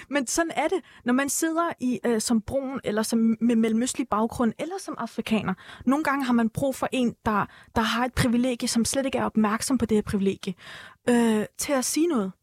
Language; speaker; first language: Danish; early bilingual, other home language; Turkish